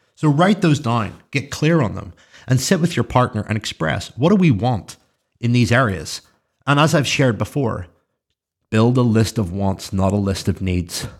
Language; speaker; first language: English; native; English